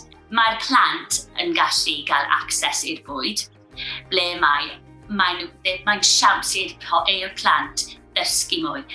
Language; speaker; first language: Welsh; non-native, local second language; English